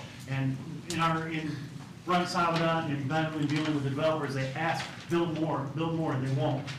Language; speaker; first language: English; native; English